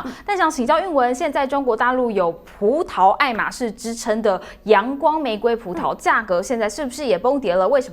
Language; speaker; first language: Chinese; native; Chinese